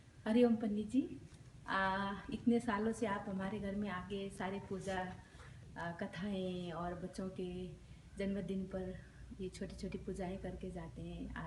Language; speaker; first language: Hindi; native; Hindi